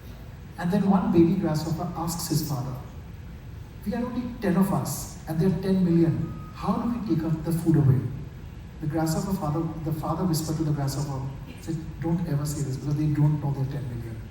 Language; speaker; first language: English; non-native, local second language; Bangla